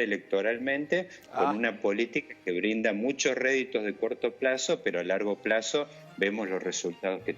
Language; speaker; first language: Spanish; native; Spanish